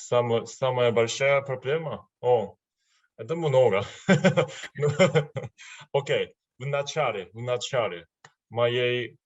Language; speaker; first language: Russian; non-native, learner; Chinese